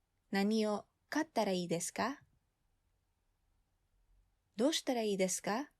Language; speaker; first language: Japanese; non-native, fluent; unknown